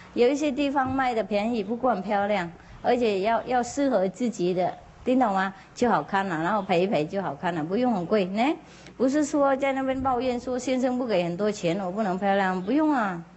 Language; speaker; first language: Chinese; non-native, fluent; Vietnamese